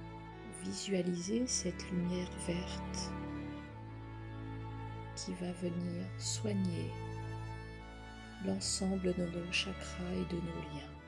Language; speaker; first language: French; native; French